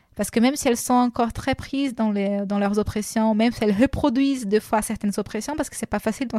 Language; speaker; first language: French; non-native, fluent; Portuguese